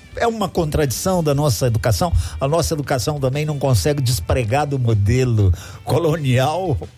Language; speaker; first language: Portuguese; native; Portuguese